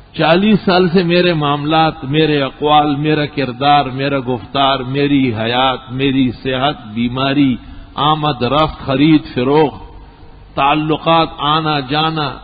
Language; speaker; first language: Urdu; non-native, local second language; Pashto